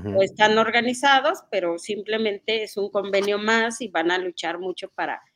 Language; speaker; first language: Spanish; non-native, local second language; Mixtepec Mixtec